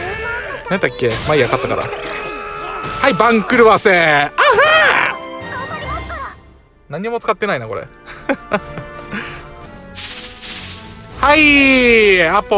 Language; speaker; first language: Japanese; native; Japanese